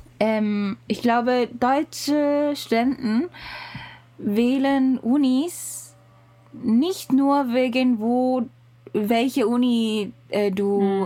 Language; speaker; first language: German; non-native, learner; Japanese